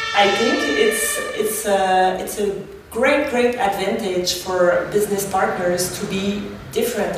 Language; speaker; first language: English; non-native, fluent; French